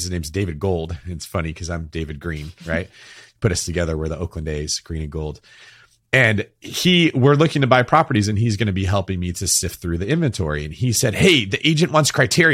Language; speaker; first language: English; native; English